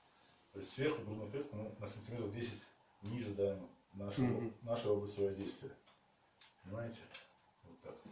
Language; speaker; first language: Russian; native; Russian